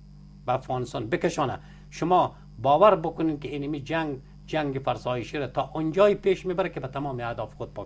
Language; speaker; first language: Persian; native; Persian